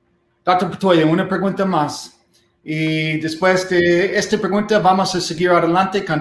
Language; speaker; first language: Spanish; non-native, fluent; English